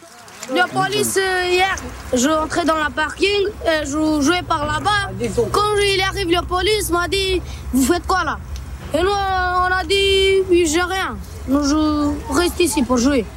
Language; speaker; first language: French; non-native, learner; Romanian